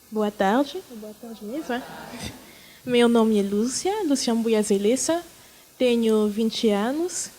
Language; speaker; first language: Portuguese; non-native, fluent; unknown